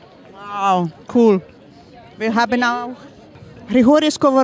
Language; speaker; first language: German; non-native, learner; Ukrainian